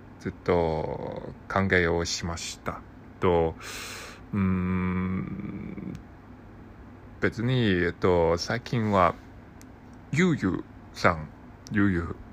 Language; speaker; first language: Japanese; non-native, learner; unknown